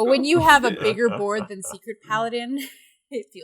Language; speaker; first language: English; native; English